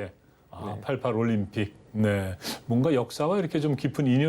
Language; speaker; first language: Korean; native; Korean